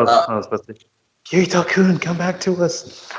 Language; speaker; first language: English; native; English